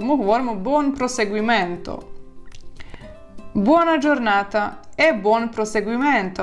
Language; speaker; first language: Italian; non-native, fluent; Ukrainian